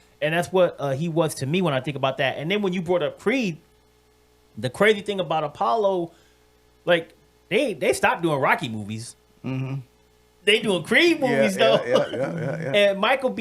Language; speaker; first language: English; native; English